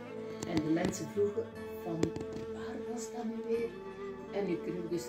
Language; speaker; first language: Dutch; native; Dutch